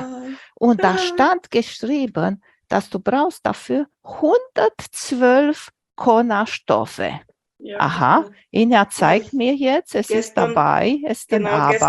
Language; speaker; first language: German; non-native, fluent; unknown